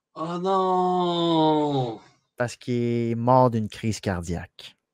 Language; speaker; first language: French; native; French